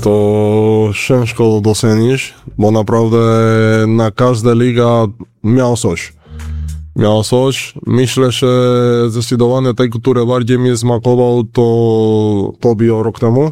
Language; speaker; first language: Polish; non-native, learner; Spanish